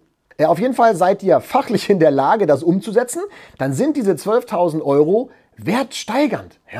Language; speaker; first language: German; native; German